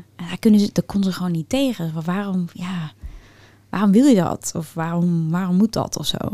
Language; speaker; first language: Dutch; early bilingual, other home language; Turkish